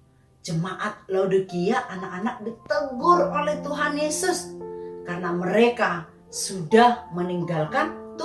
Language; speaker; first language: Indonesian; native; Indonesian